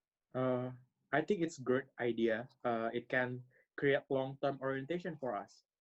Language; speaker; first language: English; non-native, learner; Indonesian